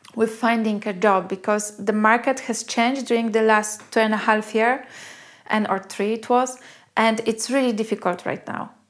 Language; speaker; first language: English; non-native, fluent; Polish